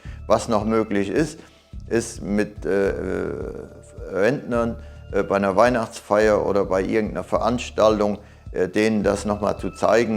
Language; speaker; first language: German; native; German